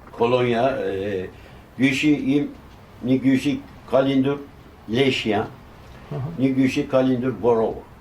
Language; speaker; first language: Albanian; early bilingual, heritage; Albanian